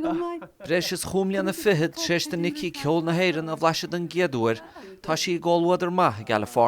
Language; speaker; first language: Irish; native; Irish